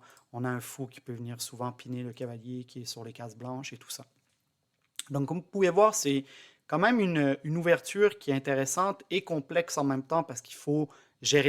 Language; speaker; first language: French; native; French